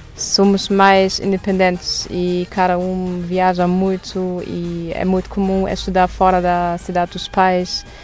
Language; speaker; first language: Portuguese; non-native, fluent; German